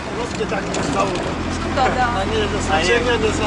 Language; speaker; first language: Russian; non-native, learner; Svan